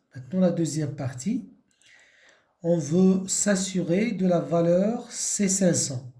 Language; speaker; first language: French; non-native, local second language; Arabic